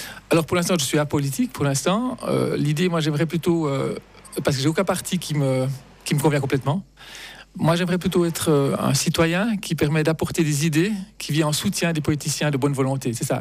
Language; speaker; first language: French; native; French